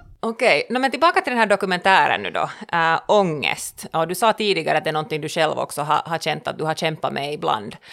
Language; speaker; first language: Swedish; native; Swedish